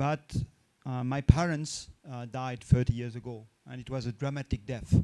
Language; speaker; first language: English; non-native, fluent; French